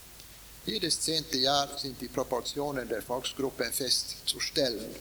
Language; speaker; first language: German; non-native, fluent; Swedish